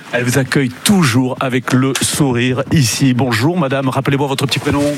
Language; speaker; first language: French; native; French